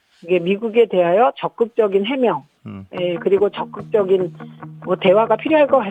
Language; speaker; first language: Korean; native; Korean